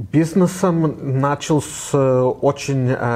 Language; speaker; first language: Russian; early bilingual, heritage; Russian